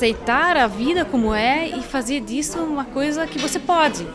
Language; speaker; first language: Portuguese; non-native, fluent; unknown